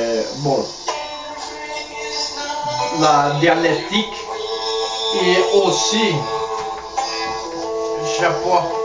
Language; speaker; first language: French; non-native, learner; Spanish